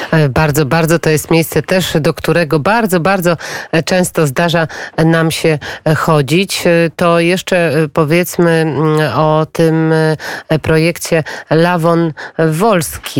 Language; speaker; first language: Polish; native; Polish